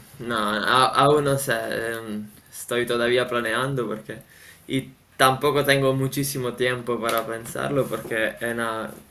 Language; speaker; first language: Spanish; non-native, fluent; Italian